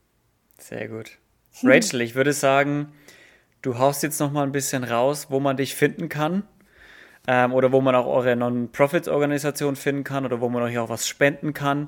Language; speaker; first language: German; native; German